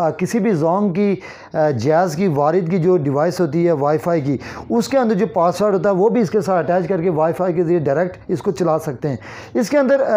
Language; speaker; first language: Urdu; non-native, local second language; Kashmiri